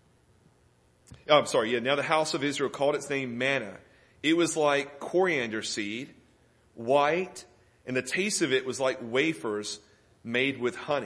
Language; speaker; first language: English; native; English